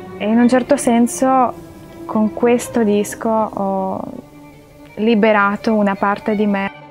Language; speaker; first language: Italian; non-native, fluent; Ukrainian